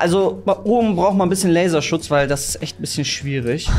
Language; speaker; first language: German; native; German